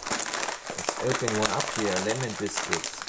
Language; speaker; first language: English; non-native, learner; German